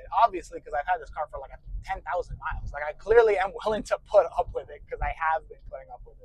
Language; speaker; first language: English; native; English